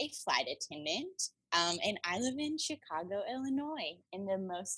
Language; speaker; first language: English; native; English